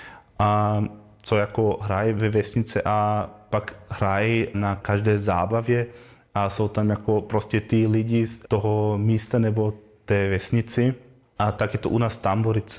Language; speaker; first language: Czech; non-native, fluent; German